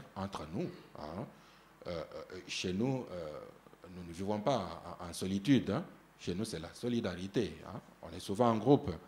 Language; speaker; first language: French; non-native, local second language; Luba-Lulua